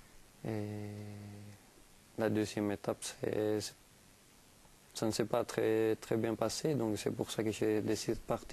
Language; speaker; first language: French; non-native, fluent; Spanish